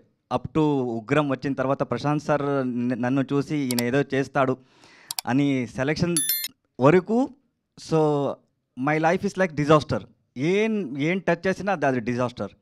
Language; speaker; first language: Telugu; non-native, learner; Kannada